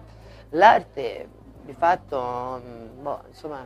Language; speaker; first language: Italian; native; Italian